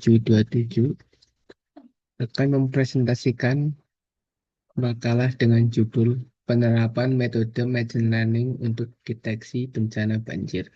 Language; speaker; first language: Indonesian; native; Indonesian